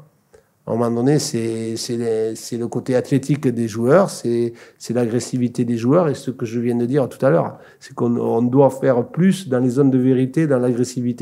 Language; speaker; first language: French; native; French